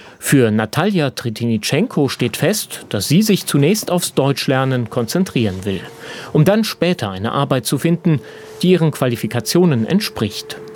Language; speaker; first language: German; native; German